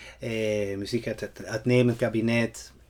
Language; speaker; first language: Dutch; non-native, fluent; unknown